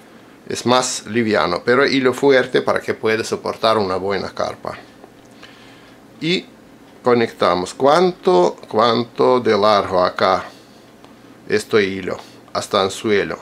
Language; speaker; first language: Spanish; non-native, fluent; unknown